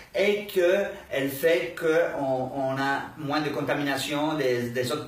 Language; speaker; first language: French; non-native, fluent; Spanish